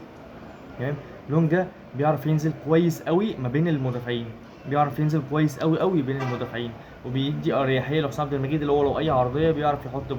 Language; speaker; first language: Arabic; native; Arabic